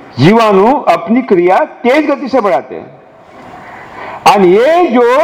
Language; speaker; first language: Hindi; non-native, local second language; Marathi